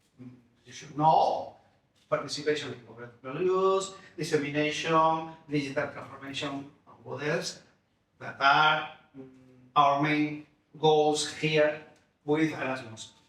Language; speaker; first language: English; non-native, fluent; Spanish